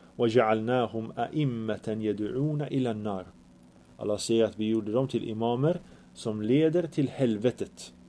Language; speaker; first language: Swedish; early bilingual, other home language; Arabic